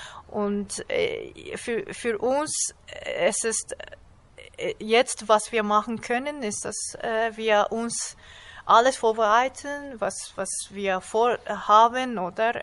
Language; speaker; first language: German; non-native, fluent; Japanese